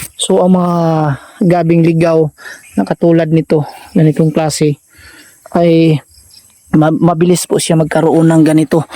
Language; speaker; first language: Filipino; non-native, local second language; Cebuano